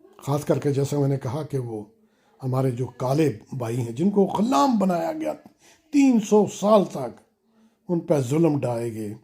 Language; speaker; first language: Urdu; native; Urdu